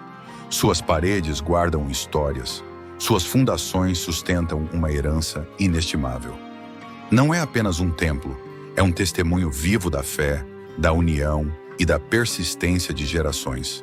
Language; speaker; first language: Portuguese; native; Portuguese